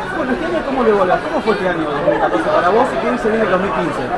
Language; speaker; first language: Spanish; native; Spanish